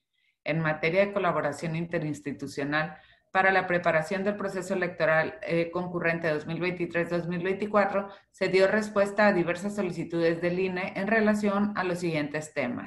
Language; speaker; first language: Spanish; native; Spanish